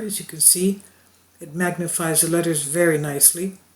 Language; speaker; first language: English; non-native, fluent; Greek